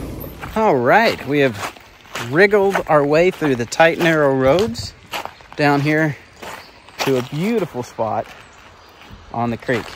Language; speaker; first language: English; native; English